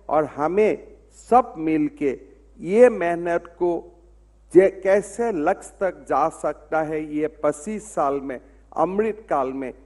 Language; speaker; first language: Hindi; non-native, local second language; Assamese